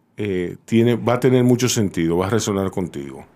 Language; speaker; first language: Spanish; native; Spanish